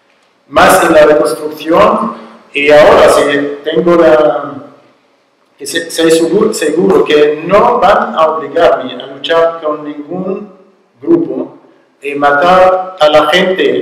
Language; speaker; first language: Spanish; non-native, learner; Arabic